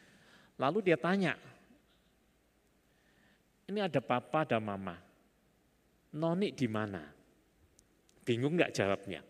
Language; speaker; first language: Indonesian; native; Indonesian